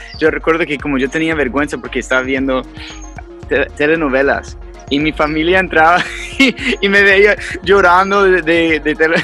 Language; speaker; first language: Spanish; non-native, fluent; English